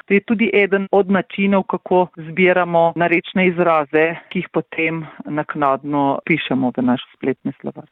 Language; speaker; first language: Slovenian; native; Slovenian